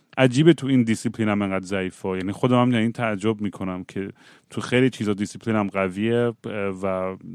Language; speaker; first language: Persian; native; Persian